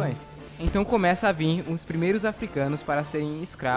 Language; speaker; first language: Portuguese; native; Portuguese